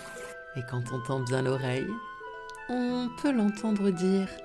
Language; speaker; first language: French; native; French